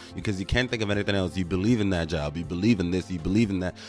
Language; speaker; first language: English; non-native, local second language; Igbo